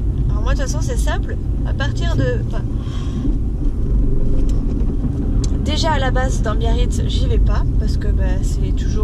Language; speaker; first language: French; native; French